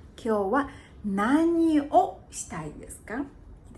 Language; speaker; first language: Japanese; non-native, fluent; Chinese